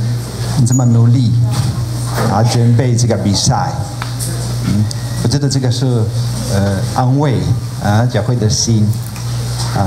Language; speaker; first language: Chinese; non-native, fluent; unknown